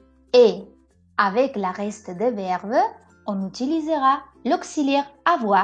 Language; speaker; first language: French; non-native, fluent; Spanish